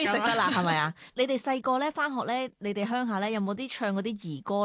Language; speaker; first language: Cantonese; native; Cantonese